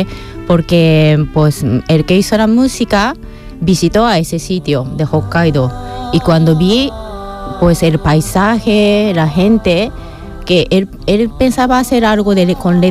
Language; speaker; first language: Spanish; non-native, fluent; Japanese